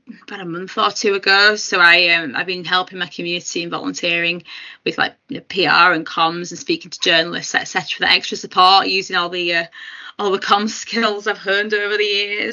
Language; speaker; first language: English; native; English